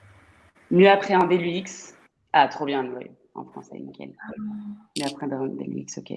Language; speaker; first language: French; native; French